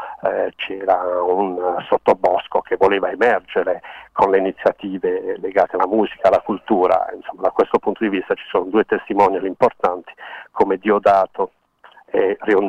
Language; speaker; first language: Italian; native; Italian